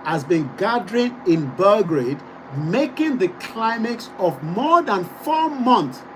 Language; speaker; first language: English; non-native, local second language; Yoruba